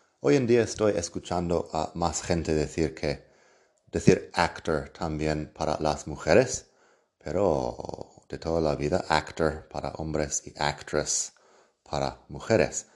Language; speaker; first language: Spanish; non-native, fluent; English